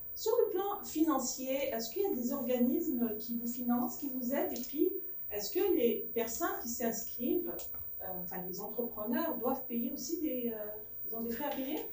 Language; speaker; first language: French; non-native, local second language; Kabyle